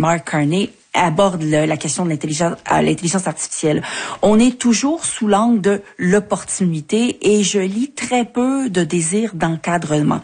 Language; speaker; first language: French; native; French